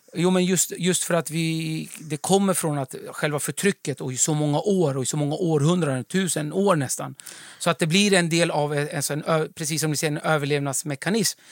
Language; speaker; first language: Swedish; early bilingual, other home language; Kurdish